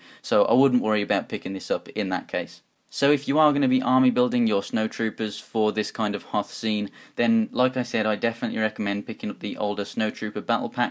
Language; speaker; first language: English; native; English